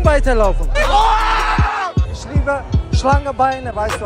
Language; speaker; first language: German; non-native, learner; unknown